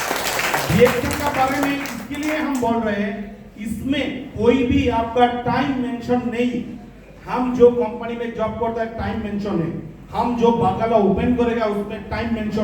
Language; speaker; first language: Hindi; non-native, local second language; Bangla